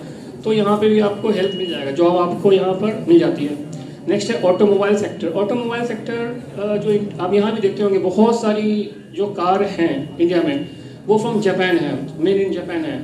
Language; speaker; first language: Hindi; native; Hindi